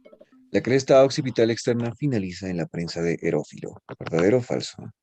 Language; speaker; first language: Spanish; native; Spanish